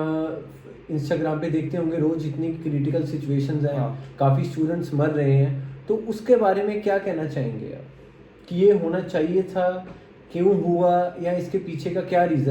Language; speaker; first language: Hindi; native; Hindi